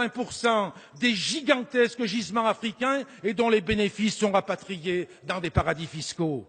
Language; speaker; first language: French; native; French